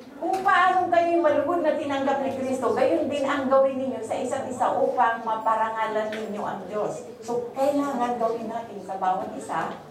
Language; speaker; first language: Filipino; non-native, local second language; Bikol